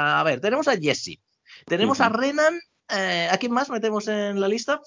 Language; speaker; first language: Spanish; native; Spanish